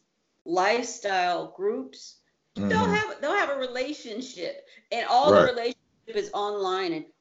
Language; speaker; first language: English; native; English